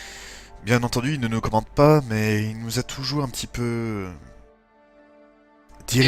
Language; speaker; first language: French; native; French